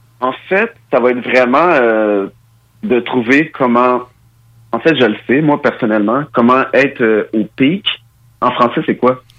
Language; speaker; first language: French; early bilingual, other home language; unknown